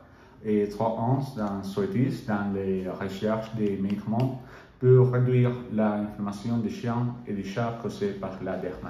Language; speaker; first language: French; non-native, learner; Spanish